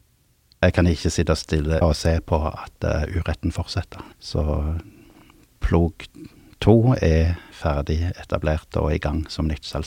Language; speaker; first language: Norwegian; native; Norwegian